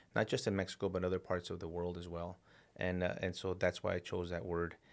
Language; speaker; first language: English; early bilingual, other home language; Spanish